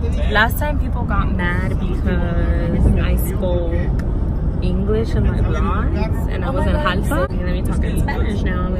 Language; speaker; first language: English; early bilingual, other home language; Spanish